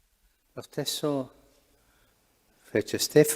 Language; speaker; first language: Italian; early bilingual, heritage; Spanish